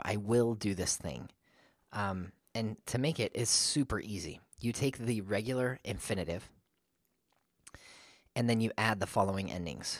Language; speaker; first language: English; native; English